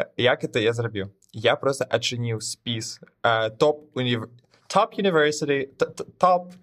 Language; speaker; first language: Belarusian; non-native, local second language; Russian